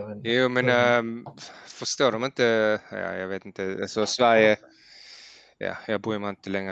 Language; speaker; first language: Swedish; early bilingual, heritage; Swedish